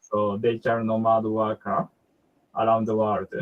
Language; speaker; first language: English; non-native, learner; Japanese